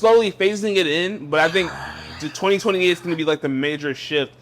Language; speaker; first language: English; native; English